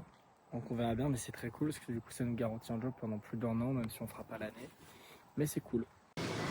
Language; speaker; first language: French; native; French